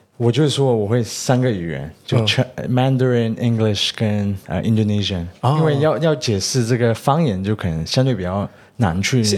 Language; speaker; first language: Chinese; early bilingual, heritage; Chinese